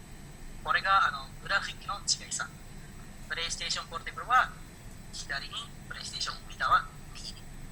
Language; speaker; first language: Japanese; non-native, learner; Indonesian